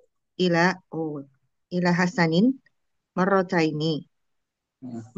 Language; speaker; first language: Arabic; non-native, learner; Indonesian